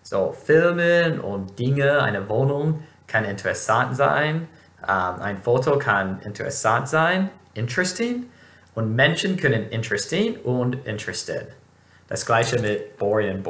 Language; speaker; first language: German; non-native, fluent; English